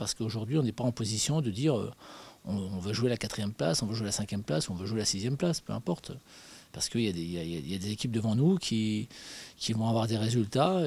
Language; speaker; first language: French; native; French